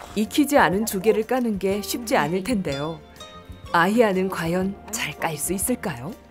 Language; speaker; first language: Korean; native; Korean